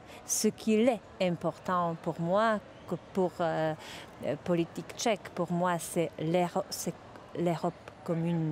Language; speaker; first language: French; non-native, fluent; Czech